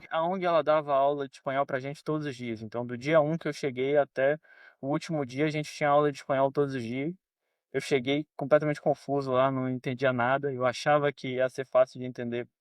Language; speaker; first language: Portuguese; native; Portuguese